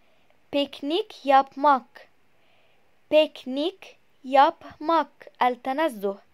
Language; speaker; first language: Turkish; non-native, fluent; Arabic